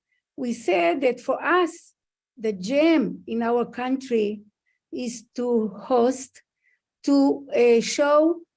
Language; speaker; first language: English; non-native, fluent; Hebrew